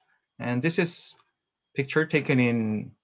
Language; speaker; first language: English; non-native, learner; Korean